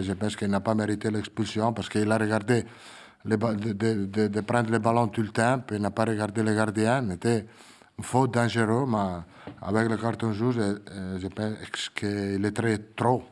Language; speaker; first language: French; non-native, learner; Italian